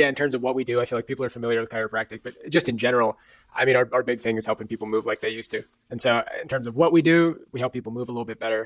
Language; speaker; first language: English; native; English